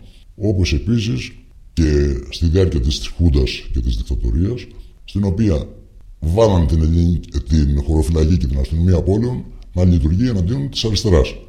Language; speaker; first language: Greek; native; Greek